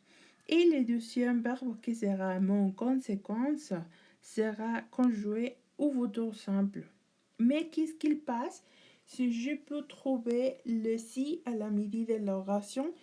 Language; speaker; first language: French; non-native, learner; Spanish